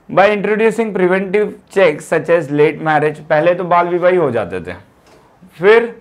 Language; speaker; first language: Hindi; non-native, local second language; Gujarati